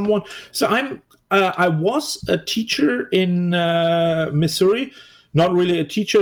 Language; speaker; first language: English; non-native, fluent; German